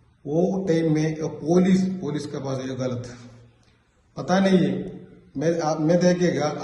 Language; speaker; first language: Hindi; non-native, learner; Malayalam